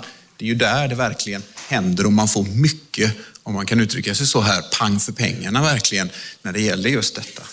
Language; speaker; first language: Swedish; native; Swedish